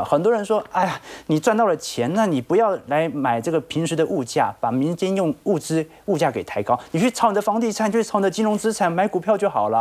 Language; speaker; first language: Chinese; native; Chinese